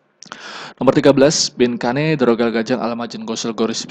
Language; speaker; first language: Korean; non-native, learner; Indonesian